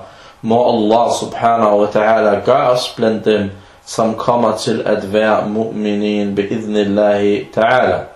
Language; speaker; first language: Danish; non-native, fluent; Arabic